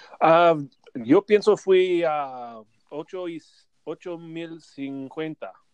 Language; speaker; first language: Spanish; non-native, learner; English